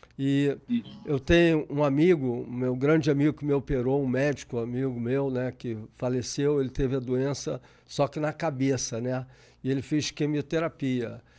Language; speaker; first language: Portuguese; native; Portuguese